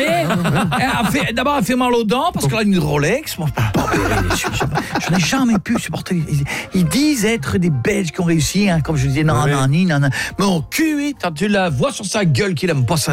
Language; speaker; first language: French; native; French